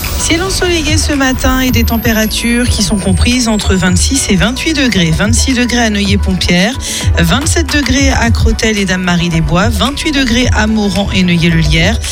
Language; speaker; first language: French; native; French